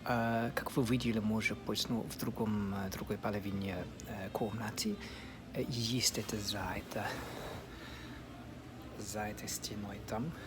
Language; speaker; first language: Russian; non-native, fluent; English